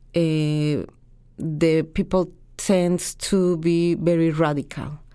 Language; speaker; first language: English; non-native, fluent; Spanish